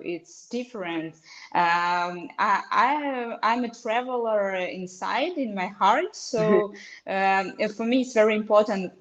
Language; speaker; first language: English; non-native, fluent; Russian